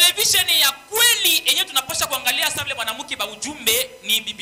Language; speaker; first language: Swahili; native; Swahili